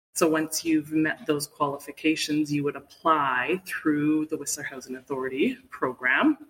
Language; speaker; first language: English; native; English